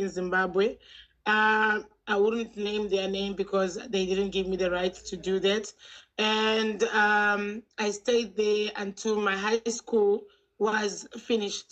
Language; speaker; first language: English; non-native, local second language; Shona